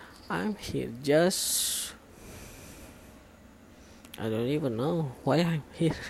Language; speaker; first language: English; non-native, learner; Indonesian